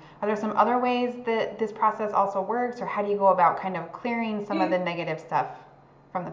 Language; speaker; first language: English; native; English